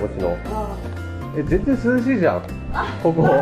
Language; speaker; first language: Japanese; native; Japanese